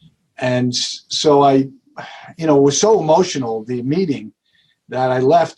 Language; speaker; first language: English; native; English